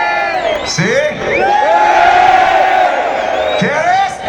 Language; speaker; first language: Spanish; non-native, learner; English